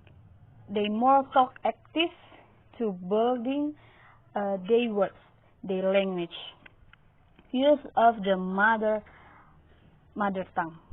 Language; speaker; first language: English; non-native, learner; Indonesian